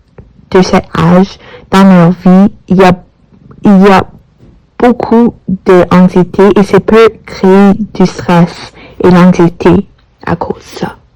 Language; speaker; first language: French; non-native, learner; English